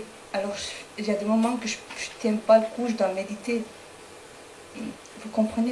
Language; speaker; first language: French; non-native, fluent; Spanish